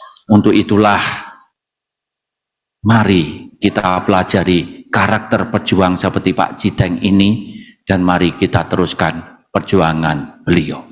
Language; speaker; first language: Indonesian; native; Indonesian